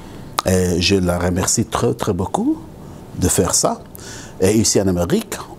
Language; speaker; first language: French; non-native, local second language; Arabic